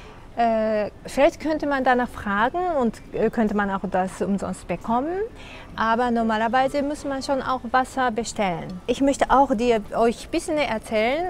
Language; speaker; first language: German; non-native, fluent; Japanese